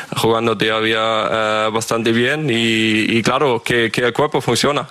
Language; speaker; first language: Spanish; non-native, fluent; German